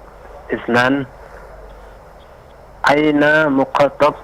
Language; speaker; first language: Arabic; non-native, learner; Indonesian